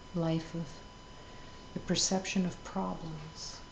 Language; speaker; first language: English; native; English